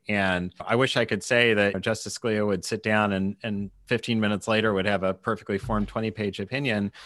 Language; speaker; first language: English; native; English